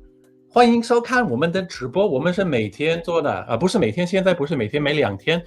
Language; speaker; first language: Chinese; non-native, fluent; English